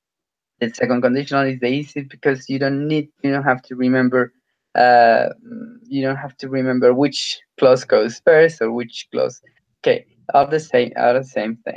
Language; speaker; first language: English; non-native, fluent; Spanish